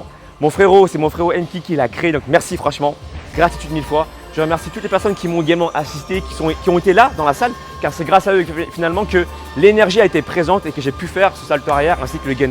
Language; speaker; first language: French; native; French